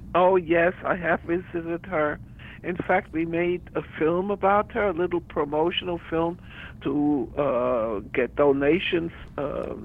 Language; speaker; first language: English; early bilingual, other home language; German